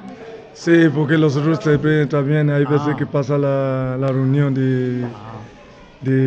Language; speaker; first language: Spanish; non-native, learner; Bini